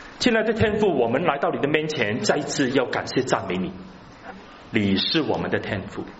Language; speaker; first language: Chinese; non-native, local second language; Cantonese